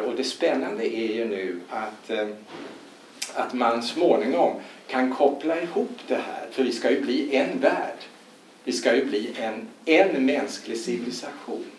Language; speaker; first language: Swedish; native; Swedish